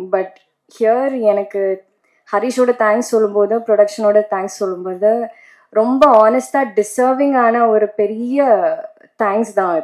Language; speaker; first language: Tamil; non-native, learner; Malayalam